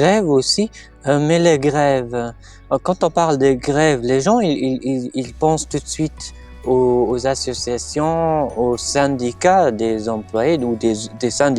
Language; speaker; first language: French; non-native, fluent; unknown